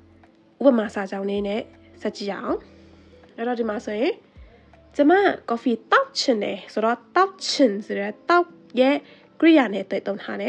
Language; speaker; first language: Burmese; native; Burmese